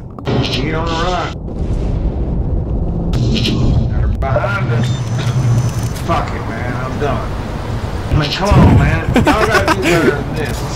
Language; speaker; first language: English; native; English